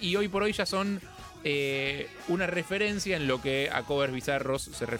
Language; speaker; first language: Spanish; native; Spanish